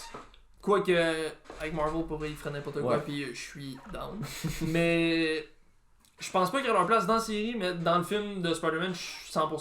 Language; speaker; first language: French; native; French